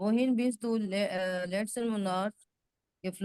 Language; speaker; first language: German; non-native, learner; Urdu